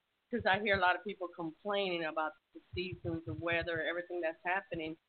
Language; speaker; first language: English; early bilingual, other home language; Spanish